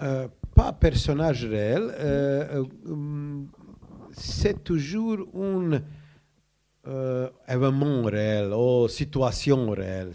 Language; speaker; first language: French; non-native, learner; Croatian